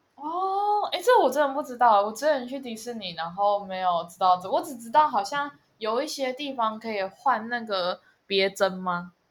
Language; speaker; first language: Chinese; native; Chinese